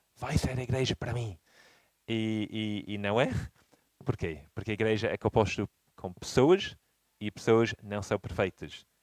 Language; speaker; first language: Portuguese; non-native, fluent; English